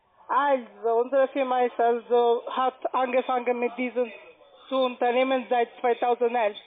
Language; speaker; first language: German; non-native, learner; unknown